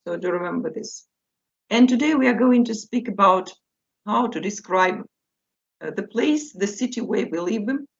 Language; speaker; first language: English; non-native, fluent; Russian